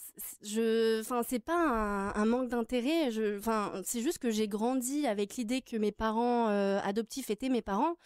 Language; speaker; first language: French; native; French